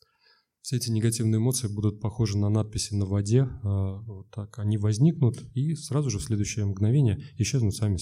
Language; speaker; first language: Russian; native; Russian